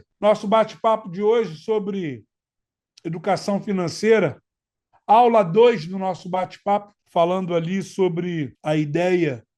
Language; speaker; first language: Portuguese; native; Portuguese